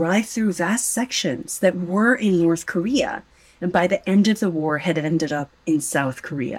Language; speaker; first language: English; native; English